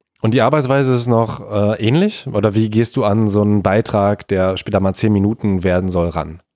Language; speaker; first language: German; native; German